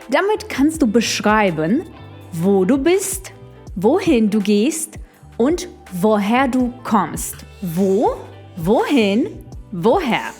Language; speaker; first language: German; non-native, fluent; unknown